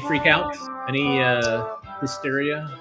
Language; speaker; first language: English; native; English